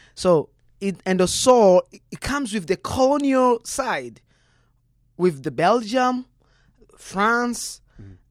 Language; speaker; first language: English; non-native, learner; Kinyarwanda